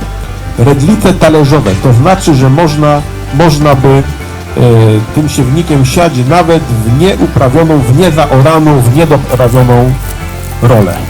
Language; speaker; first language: Polish; native; Polish